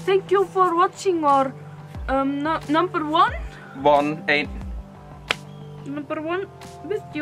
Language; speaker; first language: English; non-native, learner; Icelandic